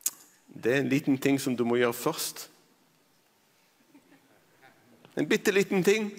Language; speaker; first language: Norwegian; non-native, fluent; Arabic